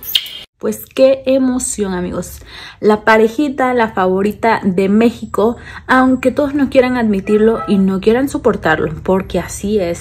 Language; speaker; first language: Spanish; native; Spanish